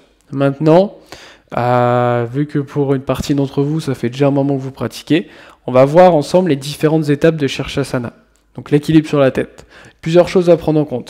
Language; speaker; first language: French; native; French